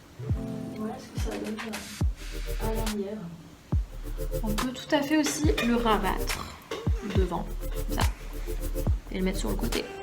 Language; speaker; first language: French; native; French